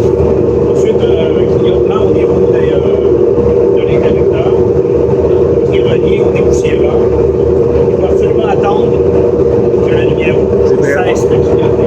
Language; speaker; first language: French; native; French